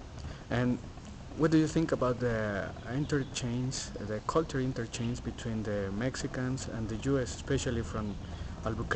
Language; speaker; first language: English; non-native, learner; Spanish